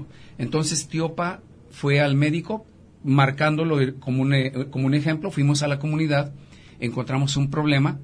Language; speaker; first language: Spanish; native; Spanish